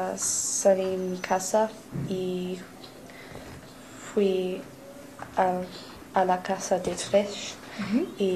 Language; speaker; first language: Spanish; non-native, learner; English